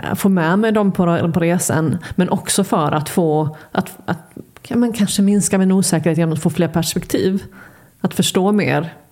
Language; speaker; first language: Swedish; native; Swedish